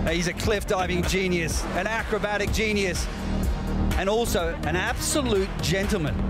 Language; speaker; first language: English; native; English